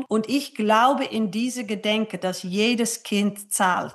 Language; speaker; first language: German; non-native, fluent; Dutch